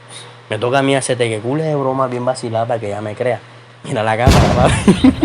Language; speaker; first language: Spanish; native; Spanish